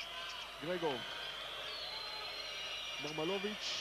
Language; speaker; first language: Hebrew; native; Hebrew